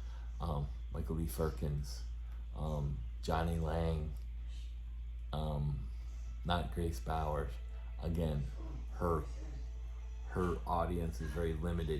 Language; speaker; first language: English; native; English